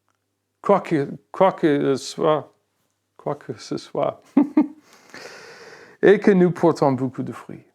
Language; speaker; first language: French; non-native, fluent; English